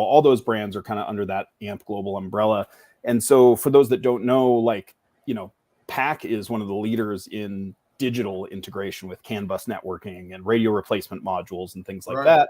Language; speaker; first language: English; native; English